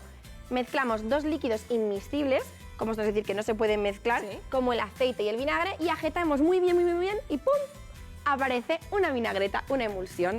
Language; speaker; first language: Spanish; native; Spanish